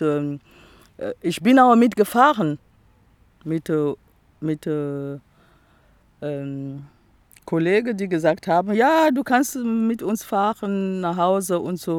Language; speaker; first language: German; non-native, fluent; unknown